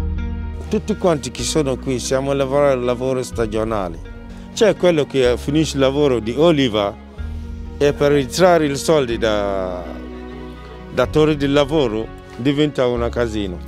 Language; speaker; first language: Italian; non-native, learner; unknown